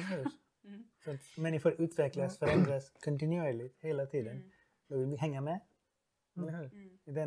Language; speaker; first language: Swedish; non-native, fluent; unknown